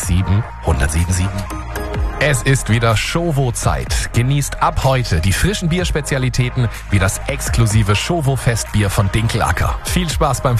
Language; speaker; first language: German; native; German